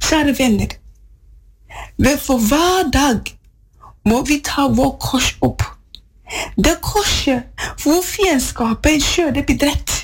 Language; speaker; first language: Swedish; non-native, fluent; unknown